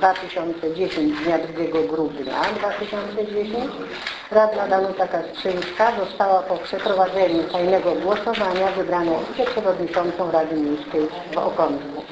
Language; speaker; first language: Polish; native; Polish